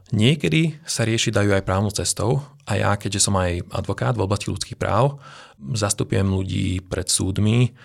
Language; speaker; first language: Slovak; non-native, local second language; Hungarian